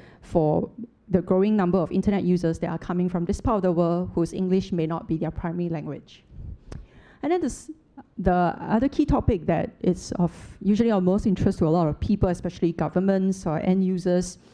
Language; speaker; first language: English; non-native, fluent; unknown